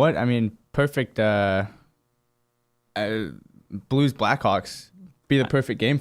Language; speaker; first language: English; native; English